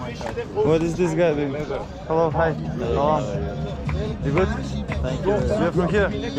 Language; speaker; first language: English; non-native, fluent; Macedonian